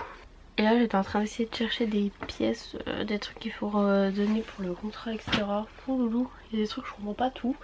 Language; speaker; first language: French; native; French